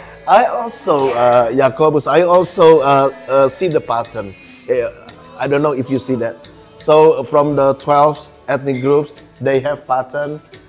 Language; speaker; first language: English; non-native, fluent; Indonesian